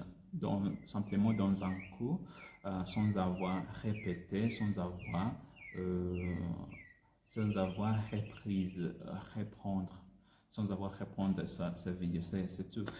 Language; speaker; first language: French; non-native, learner; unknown